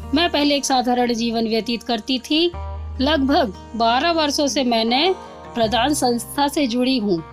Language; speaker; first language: Hindi; native; Hindi